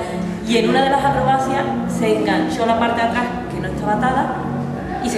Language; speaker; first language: Spanish; native; Spanish